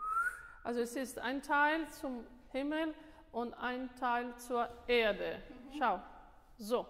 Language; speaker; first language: German; non-native, fluent; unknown